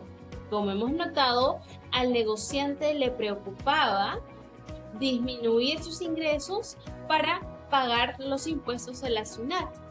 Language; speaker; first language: Spanish; native; Spanish